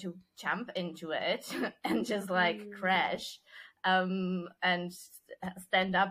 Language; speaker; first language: English; non-native, fluent; Czech